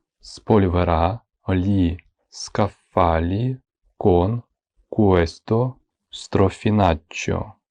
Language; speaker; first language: Italian; non-native, fluent; Ukrainian